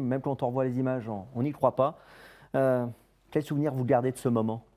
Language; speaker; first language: French; native; French